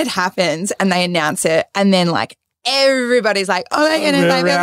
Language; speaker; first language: English; native; English